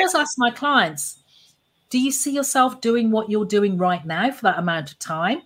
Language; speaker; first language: English; native; English